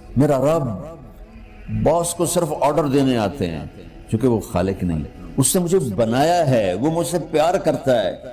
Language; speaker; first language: Urdu; non-native, local second language; Punjabi